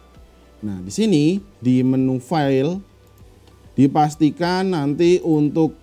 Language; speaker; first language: Indonesian; native; Indonesian